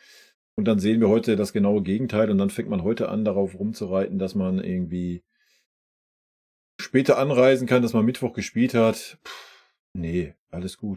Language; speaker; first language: German; native; German